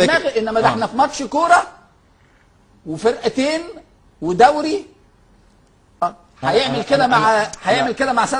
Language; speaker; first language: Arabic; native; Arabic